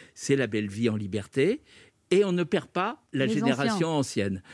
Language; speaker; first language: French; native; French